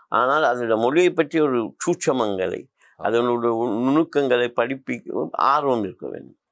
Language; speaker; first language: Tamil; non-native, local second language; Memoni